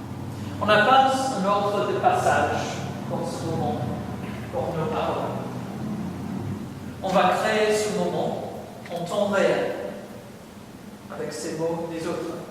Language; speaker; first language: French; non-native, fluent; English